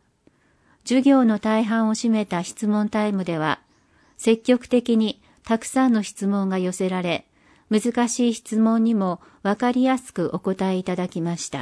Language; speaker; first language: Japanese; native; Japanese